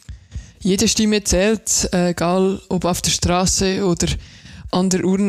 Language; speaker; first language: German; native; German